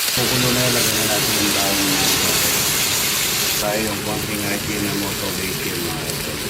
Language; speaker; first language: Filipino; non-native, local second language; Pampanga